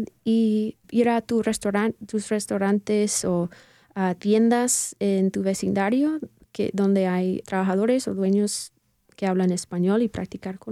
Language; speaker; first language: Spanish; non-native, fluent; English